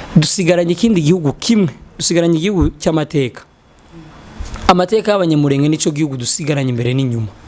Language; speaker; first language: Kinyarwanda; native; Kinyarwanda